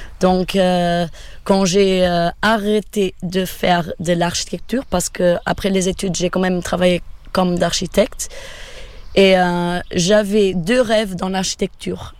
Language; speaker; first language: French; non-native, fluent; Portuguese